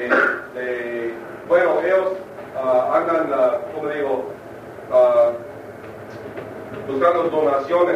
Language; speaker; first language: Spanish; non-native, fluent; English